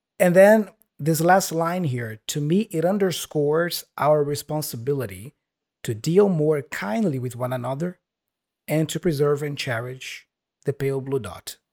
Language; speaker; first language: English; non-native, fluent; Portuguese